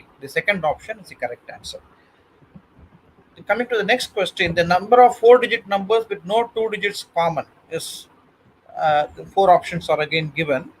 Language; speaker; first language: English; non-native, local second language; Tamil